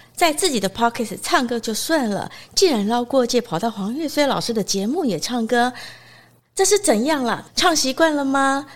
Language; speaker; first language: Chinese; non-native, local second language; Min Nan Chinese